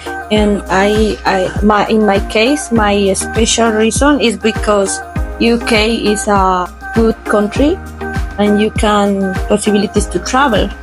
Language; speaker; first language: English; non-native, learner; Spanish